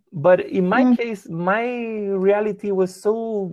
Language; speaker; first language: English; non-native, fluent; Spanish